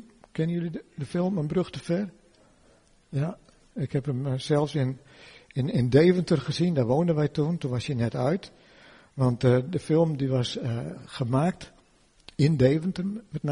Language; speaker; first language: Dutch; native; Dutch